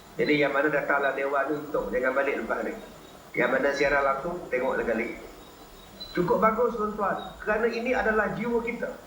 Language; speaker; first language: Malay; native; Malay